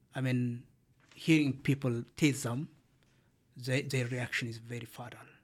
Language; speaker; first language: English; non-native, fluent; Amharic